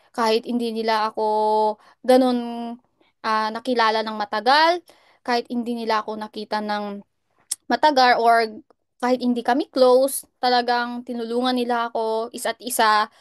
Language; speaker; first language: Filipino; early bilingual, other home language; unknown